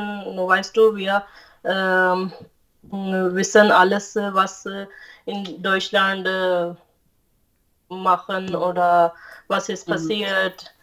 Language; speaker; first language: German; non-native, learner; Urdu